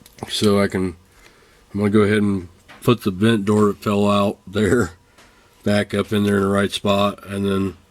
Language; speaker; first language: English; native; English